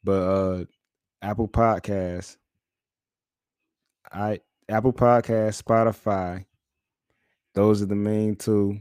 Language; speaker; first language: English; native; English